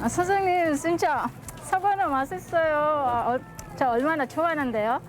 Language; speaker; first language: Korean; non-native, learner; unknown